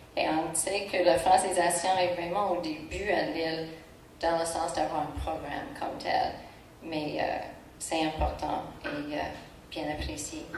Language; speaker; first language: French; non-native, local second language; English